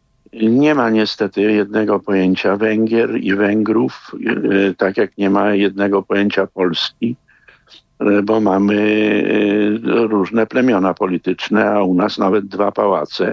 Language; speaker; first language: Polish; native; Polish